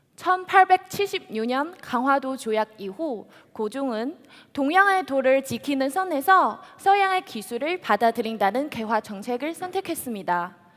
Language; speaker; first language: Korean; non-native, fluent; Chinese